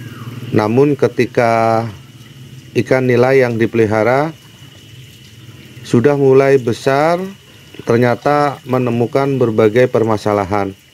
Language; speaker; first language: Indonesian; native; Indonesian